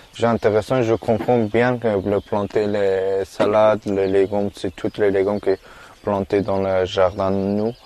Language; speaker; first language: French; non-native, learner; Persian